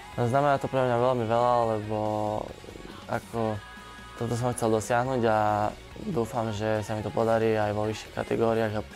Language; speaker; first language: Slovak; native; Slovak